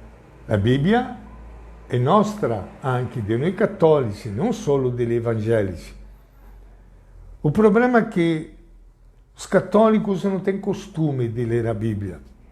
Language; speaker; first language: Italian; non-native, fluent; Portuguese